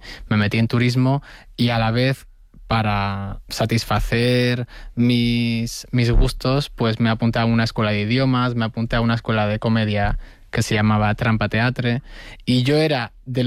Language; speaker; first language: Spanish; native; Spanish